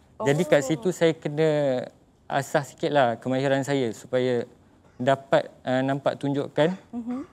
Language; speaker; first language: Malay; native; Malay